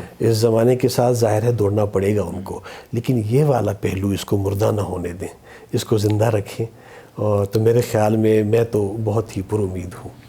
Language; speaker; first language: Urdu; non-native, local second language; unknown